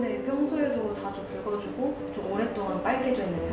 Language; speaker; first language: Korean; native; Korean